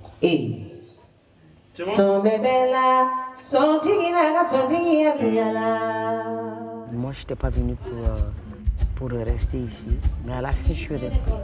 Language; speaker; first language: French; non-native, local second language; Bambara